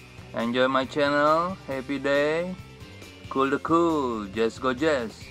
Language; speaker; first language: English; non-native, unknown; Indonesian